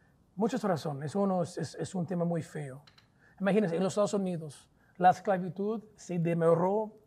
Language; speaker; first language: Spanish; non-native, fluent; English